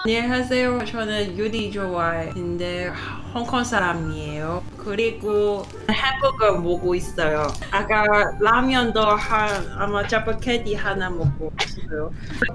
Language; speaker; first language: Korean; non-native, learner; Cantonese